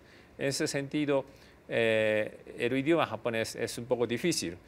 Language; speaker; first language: Spanish; non-native, fluent; Japanese